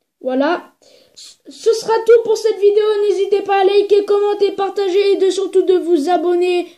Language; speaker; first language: French; native; French